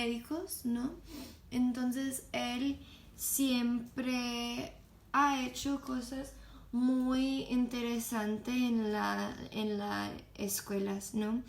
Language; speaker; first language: Spanish; non-native, learner; English